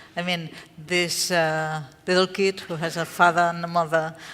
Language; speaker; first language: English; non-native, fluent; Catalan